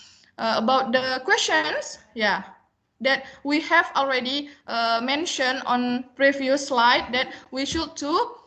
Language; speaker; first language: English; non-native, learner; Indonesian